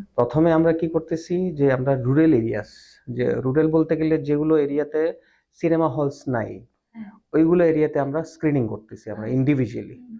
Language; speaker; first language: Bangla; non-native, local second language; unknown